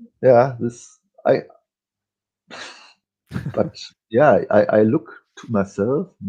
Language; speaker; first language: English; non-native, fluent; German